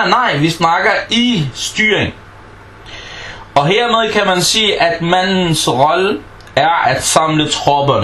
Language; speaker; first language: Danish; non-native, fluent; Arabic